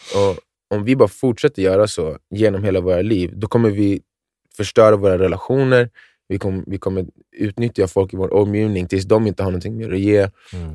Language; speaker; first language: Swedish; native; Swedish